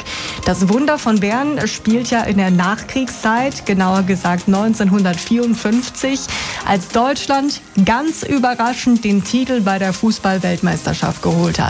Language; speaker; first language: German; native; German